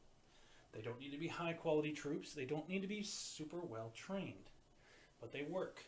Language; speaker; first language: English; native; English